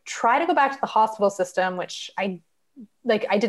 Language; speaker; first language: English; native; English